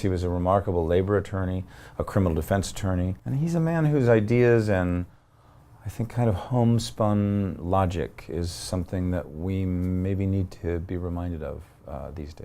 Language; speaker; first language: English; native; English